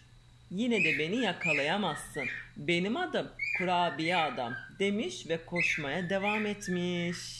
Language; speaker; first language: Turkish; native; Turkish